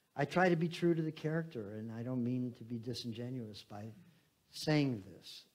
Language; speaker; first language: English; native; English